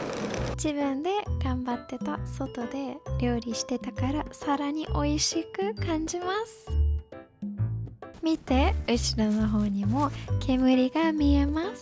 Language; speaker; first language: Japanese; non-native, fluent; English